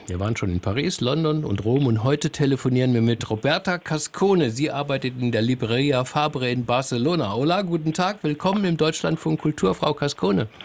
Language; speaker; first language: German; native; German